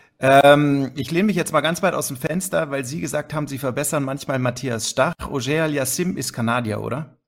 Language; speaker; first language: German; native; German